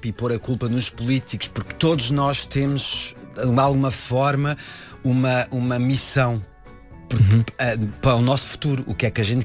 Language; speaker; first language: Portuguese; non-native, fluent; French